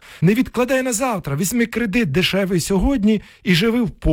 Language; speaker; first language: Ukrainian; native; Ukrainian